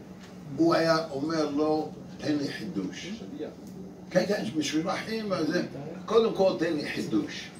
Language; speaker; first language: Hebrew; non-native, fluent; English